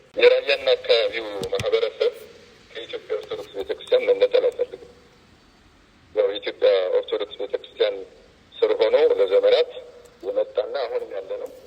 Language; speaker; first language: Amharic; native; Amharic